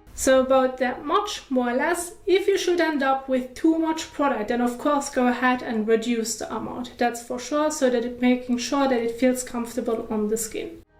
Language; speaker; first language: English; non-native, fluent; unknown